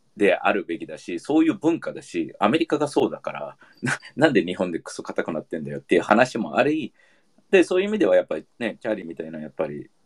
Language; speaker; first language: Japanese; early bilingual, heritage; Japanese